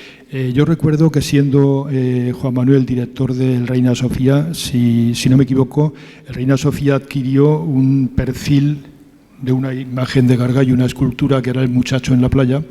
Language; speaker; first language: Spanish; native; Spanish